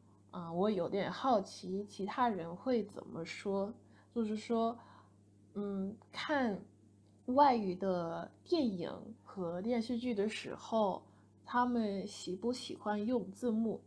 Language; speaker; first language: Chinese; non-native, fluent; English